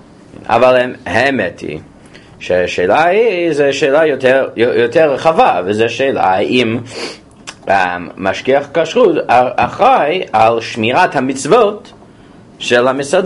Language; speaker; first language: Hebrew; non-native, fluent; English